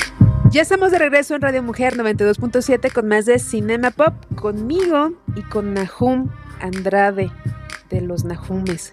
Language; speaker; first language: Spanish; native; Spanish